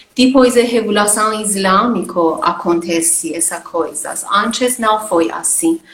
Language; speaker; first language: Portuguese; non-native, learner; Persian